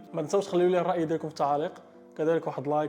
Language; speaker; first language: Arabic; native; Arabic